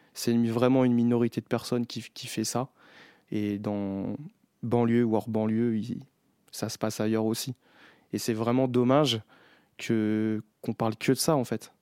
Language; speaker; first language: French; native; French